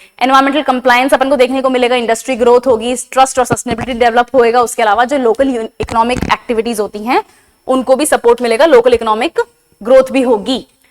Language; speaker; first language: Hindi; native; Hindi